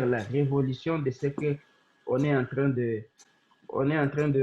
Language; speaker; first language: French; non-native, local second language; Swahili